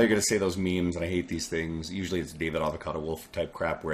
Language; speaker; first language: English; native; English